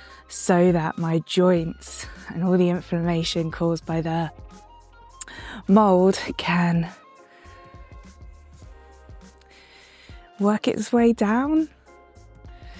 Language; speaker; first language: English; native; English